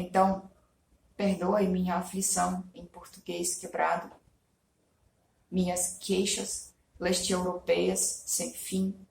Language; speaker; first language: Portuguese; non-native, fluent; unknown